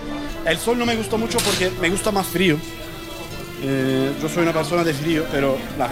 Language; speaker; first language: Spanish; non-native, learner; Turkish